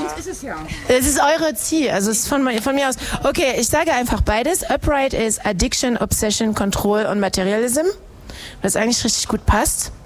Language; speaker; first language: German; non-native, fluent; French